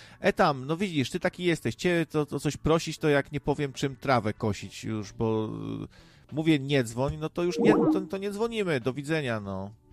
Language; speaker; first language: Polish; native; Polish